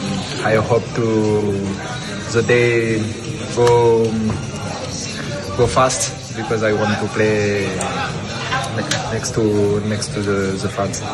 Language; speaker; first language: English; non-native, learner; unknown